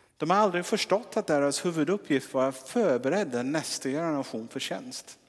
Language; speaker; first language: Swedish; non-native, fluent; English